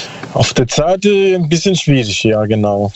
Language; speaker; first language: German; non-native, learner; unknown